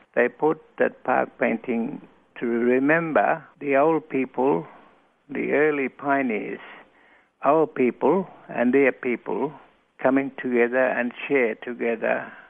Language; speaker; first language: English; non-native, local second language; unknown